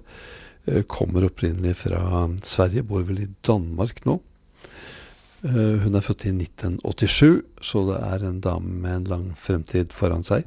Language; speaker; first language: Norwegian; native; Norwegian